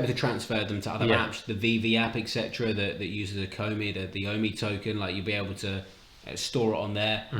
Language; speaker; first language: English; native; English